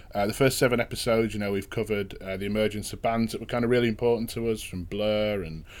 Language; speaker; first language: English; native; English